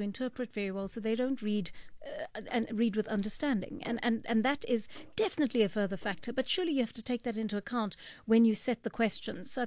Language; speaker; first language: English; native; English